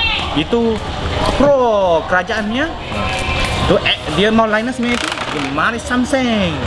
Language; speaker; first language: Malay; non-native, local second language; Cantonese